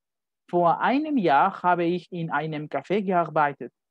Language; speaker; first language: German; non-native, fluent; Spanish